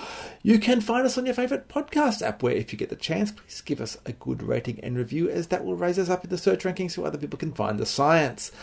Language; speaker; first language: English; native; English